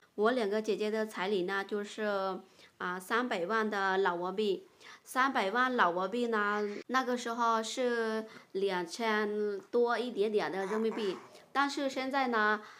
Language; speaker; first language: Chinese; non-native, fluent; Lao